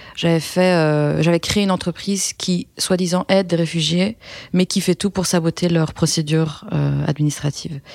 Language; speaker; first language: French; early bilingual, other home language; Persian